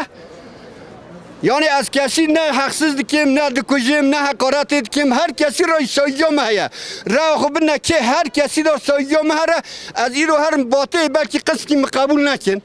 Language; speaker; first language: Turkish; non-native, local second language; Kurdish